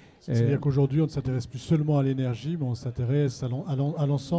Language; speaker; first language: French; native; French